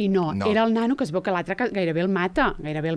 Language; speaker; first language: Catalan; native; Catalan